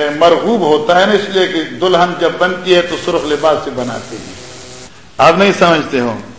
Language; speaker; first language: Urdu; native; Urdu